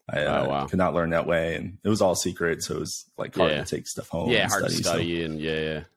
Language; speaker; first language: English; native; English